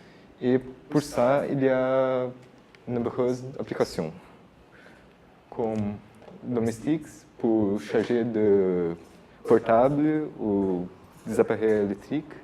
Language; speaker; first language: French; non-native, learner; Portuguese